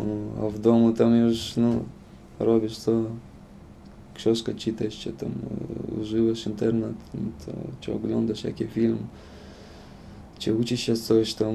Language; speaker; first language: Polish; non-native, fluent; Lithuanian